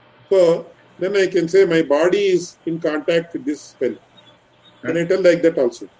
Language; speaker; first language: English; non-native, local second language; Tamil